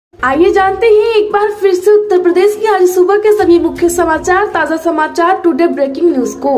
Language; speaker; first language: Hindi; native; Hindi